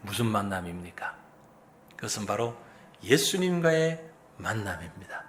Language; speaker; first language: Korean; native; Korean